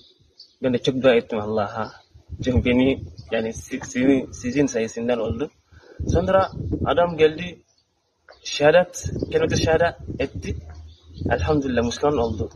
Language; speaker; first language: Turkish; non-native, learner; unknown